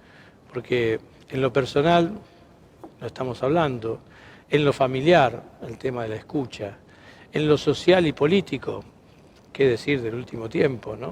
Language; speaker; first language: Spanish; native; Spanish